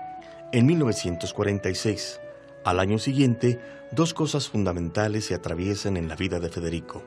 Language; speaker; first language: Spanish; native; Spanish